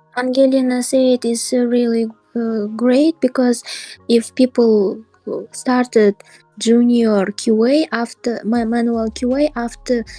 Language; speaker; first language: English; non-native, learner; Russian